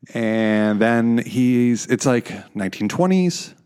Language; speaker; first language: English; native; English